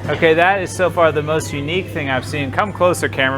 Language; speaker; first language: English; native; English